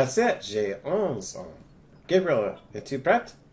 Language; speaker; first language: French; non-native, learner; English